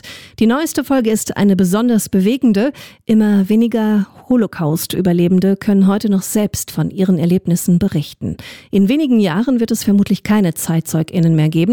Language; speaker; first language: German; native; German